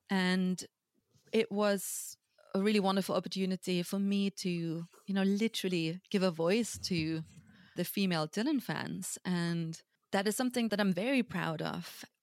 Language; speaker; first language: English; non-native, fluent; German